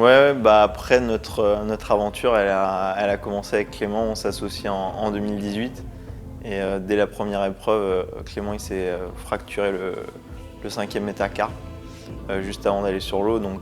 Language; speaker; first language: French; native; French